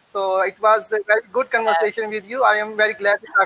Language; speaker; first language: English; non-native, learner; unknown